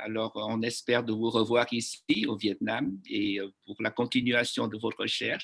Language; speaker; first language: French; non-native, fluent; Vietnamese